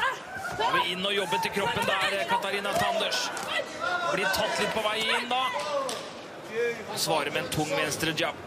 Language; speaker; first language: Norwegian; native; Norwegian